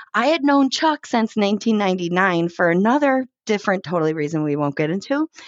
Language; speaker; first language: English; native; English